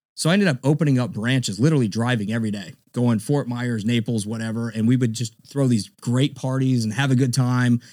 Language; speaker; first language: English; native; English